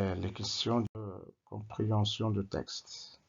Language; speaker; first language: French; non-native, local second language; Arabic